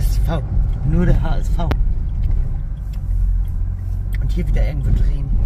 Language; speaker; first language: German; native; German